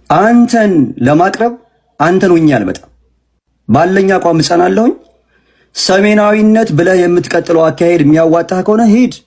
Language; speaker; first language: Amharic; native; Amharic